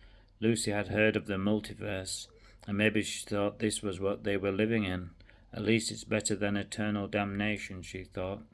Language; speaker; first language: English; native; English